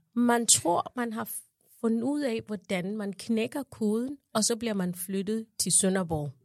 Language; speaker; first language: Danish; non-native, fluent; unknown